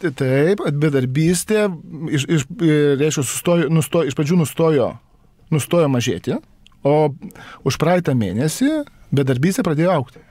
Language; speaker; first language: Lithuanian; native; Lithuanian